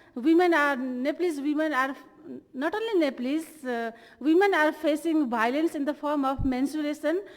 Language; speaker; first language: English; non-native, local second language; Nepali